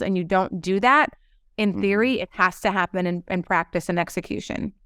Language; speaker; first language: English; native; English